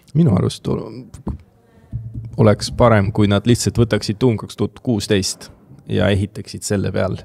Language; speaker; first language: Estonian; non-native, local second language; Russian